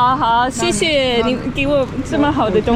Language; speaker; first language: Chinese; non-native, fluent; English